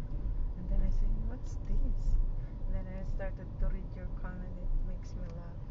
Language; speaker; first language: English; non-native, local second language; Iloko